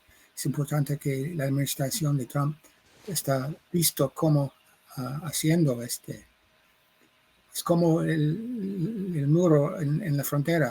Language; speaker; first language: Spanish; non-native, fluent; English